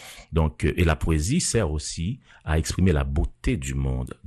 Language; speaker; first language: French; non-native, local second language; Haitian Creole